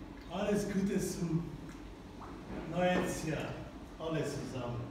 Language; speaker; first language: German; non-native, fluent; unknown